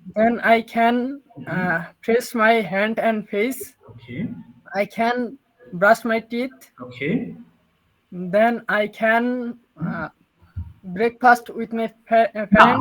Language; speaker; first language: English; non-native, learner; Bangla